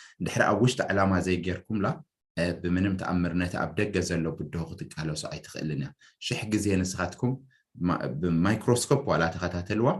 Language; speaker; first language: Tigrinya; native; Tigrinya